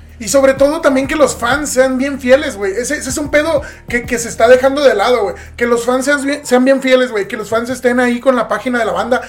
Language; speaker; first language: Spanish; native; Spanish